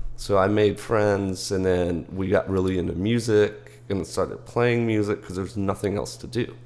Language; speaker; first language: English; early bilingual, heritage; English